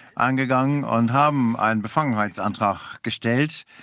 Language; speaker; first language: German; non-native, fluent; Danish